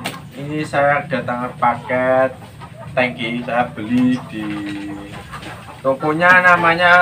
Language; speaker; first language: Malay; non-native, local second language; Javanese